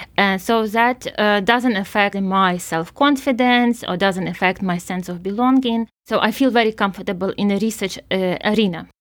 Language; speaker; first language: English; non-native, fluent; Ukrainian